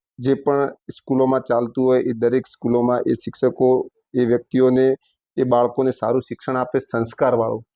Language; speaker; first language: Gujarati; native; Gujarati